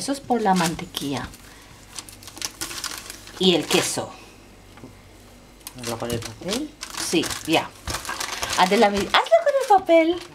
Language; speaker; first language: Spanish; non-native, fluent; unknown